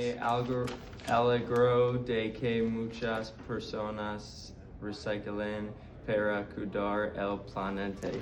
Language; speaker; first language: Spanish; non-native, learner; English